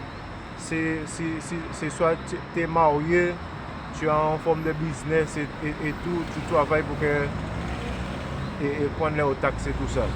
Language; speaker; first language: French; non-native, local second language; Haitian Creole